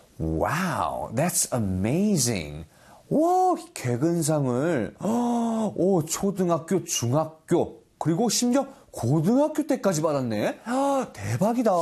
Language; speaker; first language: Korean; native; Korean